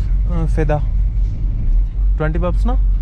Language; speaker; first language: Hindi; native; Hindi